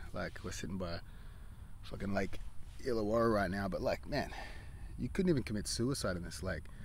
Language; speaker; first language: English; native; English